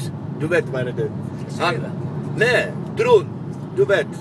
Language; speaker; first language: Swedish; non-native, local second language; Polish